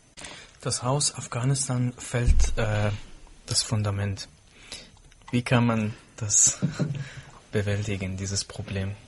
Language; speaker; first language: German; non-native, fluent; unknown